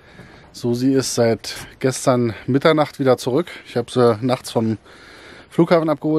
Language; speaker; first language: German; native; German